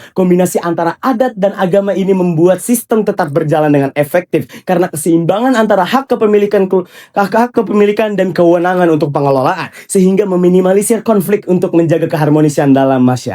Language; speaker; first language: Indonesian; native; Indonesian